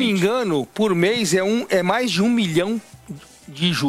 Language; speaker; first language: Portuguese; native; Portuguese